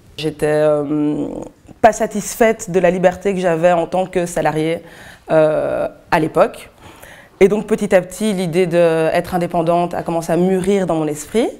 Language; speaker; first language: French; native; French